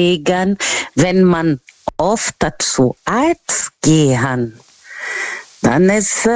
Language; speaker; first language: German; non-native, learner; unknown